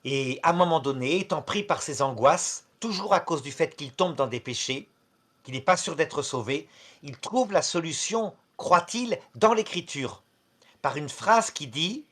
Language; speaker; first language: French; native; French